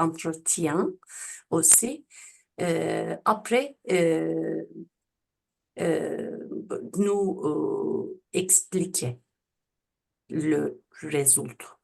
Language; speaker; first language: French; non-native, learner; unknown